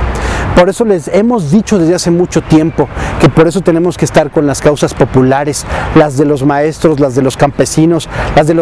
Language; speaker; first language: Spanish; native; Spanish